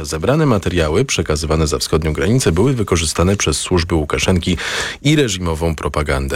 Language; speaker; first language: Polish; native; Polish